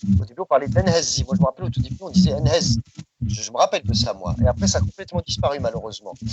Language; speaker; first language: French; early bilingual, other home language; Riffian